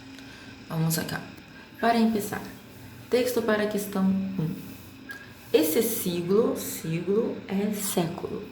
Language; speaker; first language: Portuguese; native; Portuguese